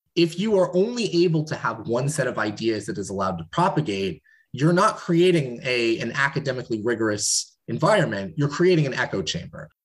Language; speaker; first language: English; native; English